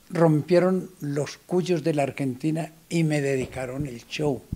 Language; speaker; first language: Spanish; native; Spanish